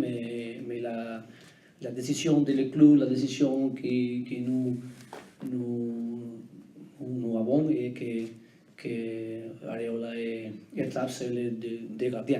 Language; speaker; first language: French; non-native, learner; Spanish